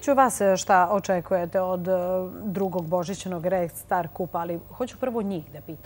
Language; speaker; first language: Serbian; native; Serbian